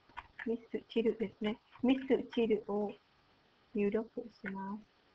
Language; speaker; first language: Japanese; non-native, learner; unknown